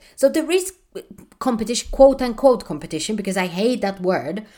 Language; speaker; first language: English; non-native, fluent; Polish